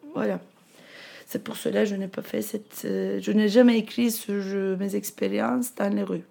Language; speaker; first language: French; non-native, fluent; Turkish